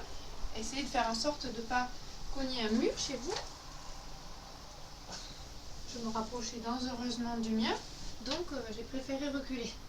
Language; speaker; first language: French; native; French